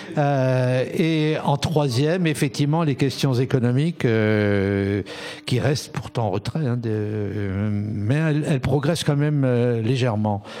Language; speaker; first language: French; native; French